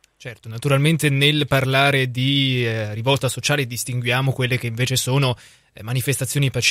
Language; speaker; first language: Italian; native; Italian